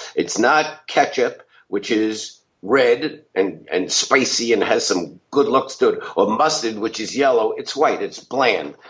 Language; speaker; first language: English; native; English